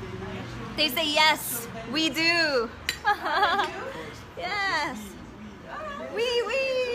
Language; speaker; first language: English; early bilingual, other home language; Korean